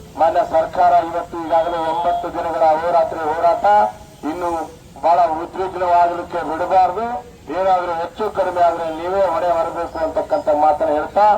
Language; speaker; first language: Kannada; non-native, local second language; Lambadi